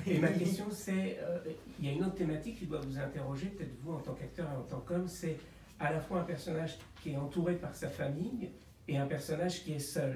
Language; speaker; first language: French; native; French